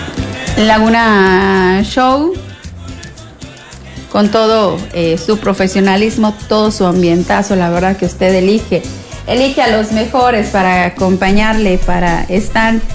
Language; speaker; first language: Spanish; native; Spanish